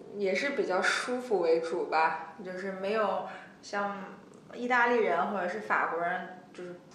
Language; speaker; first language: Chinese; native; Chinese